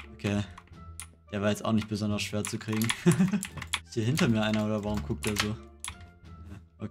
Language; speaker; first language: German; native; German